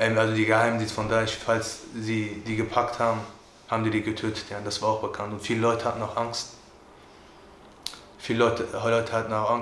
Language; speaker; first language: German; early bilingual, other home language; Turkish